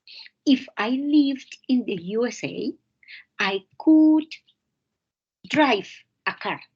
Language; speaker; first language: English; non-native, fluent; Spanish